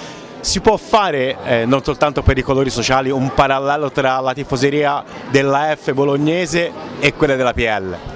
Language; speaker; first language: Italian; native; Italian